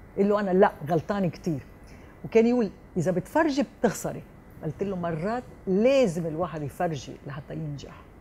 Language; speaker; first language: Arabic; early bilingual, heritage; Arabic